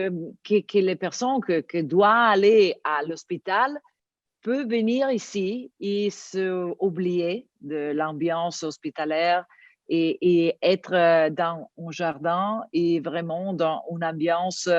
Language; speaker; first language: French; non-native, learner; Italian